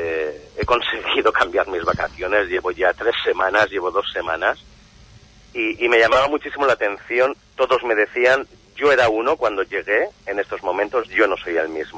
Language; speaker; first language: Spanish; native; Spanish